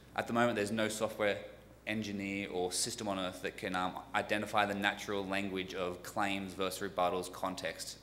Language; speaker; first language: English; native; English